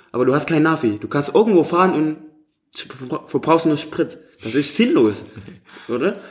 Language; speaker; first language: German; non-native, fluent; Indonesian